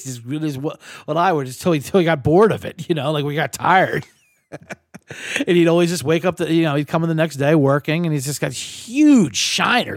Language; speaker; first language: English; native; English